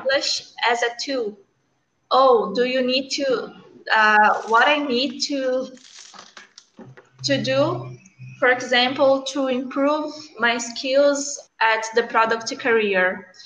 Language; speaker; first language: English; non-native, learner; Portuguese